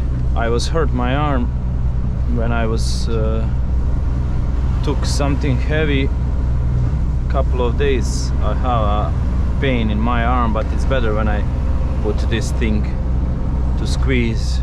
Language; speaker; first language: English; non-native, learner; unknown